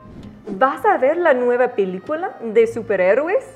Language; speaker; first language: Spanish; non-native, learner; English